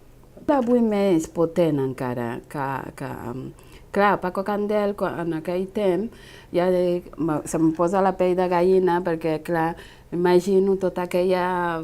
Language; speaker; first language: Catalan; non-native, fluent; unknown